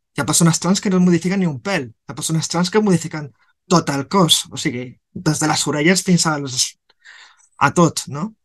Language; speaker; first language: Catalan; non-native, local second language; Spanish